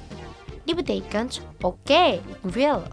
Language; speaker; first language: Dutch; non-native, learner; Indonesian